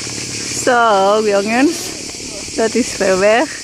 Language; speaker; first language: Dutch; non-native, learner; Indonesian